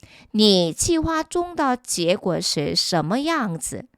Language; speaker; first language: Chinese; non-native, fluent; Korean